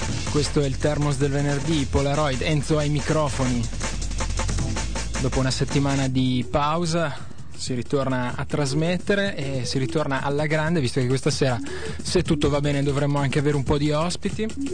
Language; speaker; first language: Italian; native; Italian